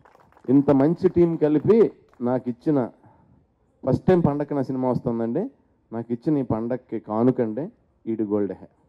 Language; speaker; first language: Telugu; native; Telugu